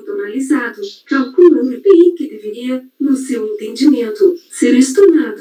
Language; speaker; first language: Portuguese; native; Portuguese